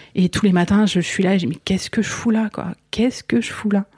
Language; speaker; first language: French; native; French